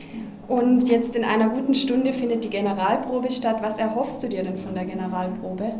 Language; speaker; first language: German; native; German